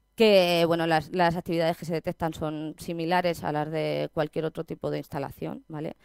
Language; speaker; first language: Spanish; native; Spanish